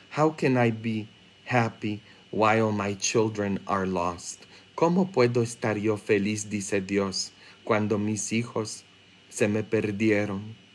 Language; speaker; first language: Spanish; non-native, fluent; English